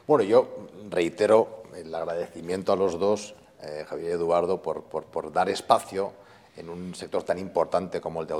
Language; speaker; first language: Spanish; native; Spanish